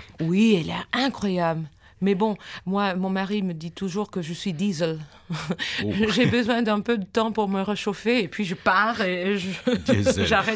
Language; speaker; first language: French; non-native, fluent; English